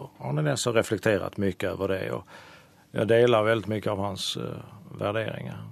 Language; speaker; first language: Swedish; native; Swedish